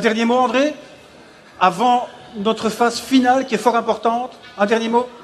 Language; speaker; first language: French; native; French